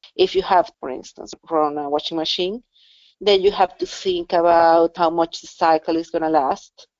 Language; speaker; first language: English; non-native, fluent; Spanish